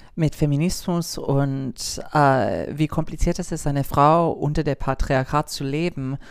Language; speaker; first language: German; non-native, fluent; English